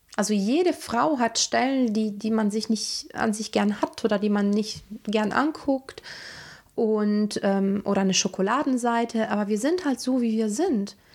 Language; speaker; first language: German; non-native, fluent; Italian